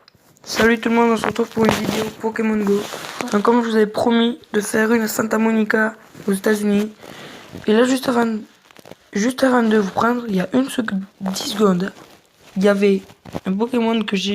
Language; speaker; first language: French; native; French